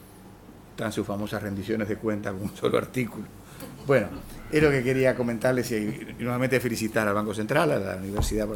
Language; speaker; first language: Spanish; native; Spanish